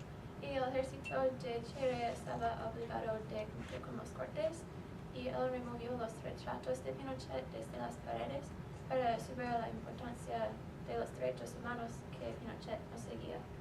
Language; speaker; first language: Spanish; non-native, learner; English